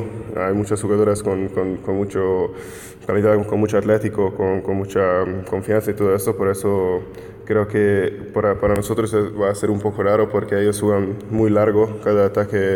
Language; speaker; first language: Spanish; non-native, fluent; Hungarian